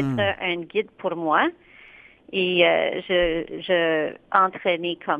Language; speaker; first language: French; non-native, local second language; English